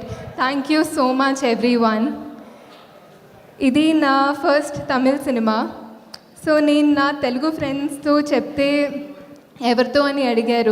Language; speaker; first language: Telugu; non-native, fluent; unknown